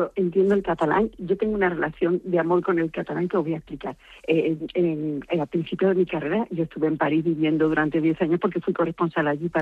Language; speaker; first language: Spanish; native; Spanish